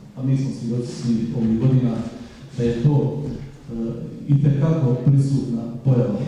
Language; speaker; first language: Croatian; native; Croatian